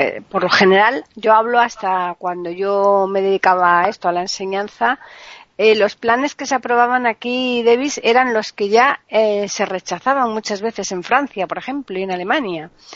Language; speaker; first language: Spanish; native; Spanish